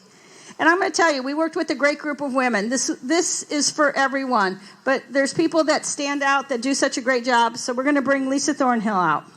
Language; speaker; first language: English; native; English